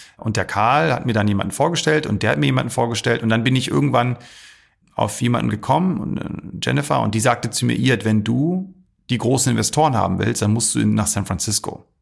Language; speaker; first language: German; early bilingual, other home language; Arabic